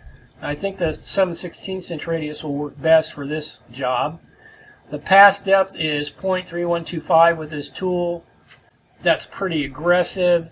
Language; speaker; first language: English; native; English